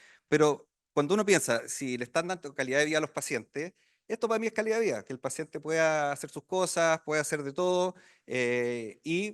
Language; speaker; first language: Spanish; native; Spanish